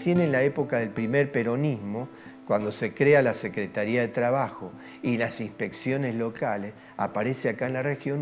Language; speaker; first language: Spanish; native; Spanish